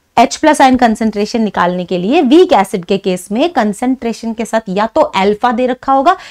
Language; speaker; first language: Hindi; native; Hindi